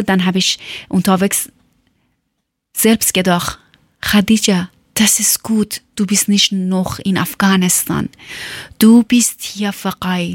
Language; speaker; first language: German; non-native, learner; Persian